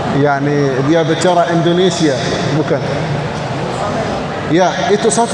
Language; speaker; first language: Indonesian; non-native, learner; Arabic